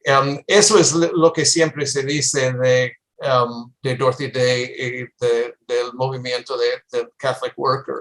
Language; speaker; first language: Spanish; non-native, fluent; English